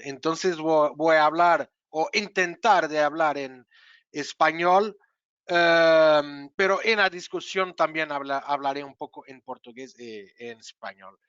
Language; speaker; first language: Spanish; non-native, fluent; Portuguese